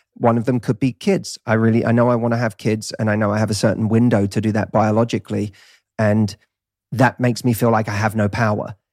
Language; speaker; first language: English; native; English